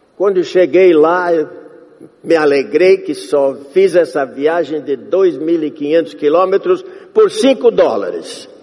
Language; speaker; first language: Portuguese; non-native, fluent; English